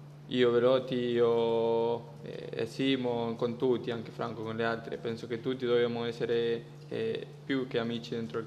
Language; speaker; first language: Italian; non-native, fluent; Spanish